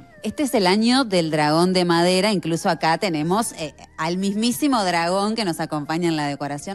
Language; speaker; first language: Spanish; native; Spanish